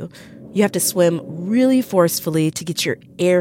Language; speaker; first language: English; native; English